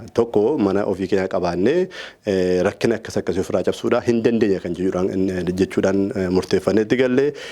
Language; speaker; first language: Oromo; native; Oromo